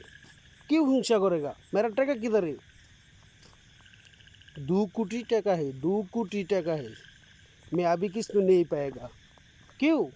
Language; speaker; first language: Hindi; non-native, learner; Bangla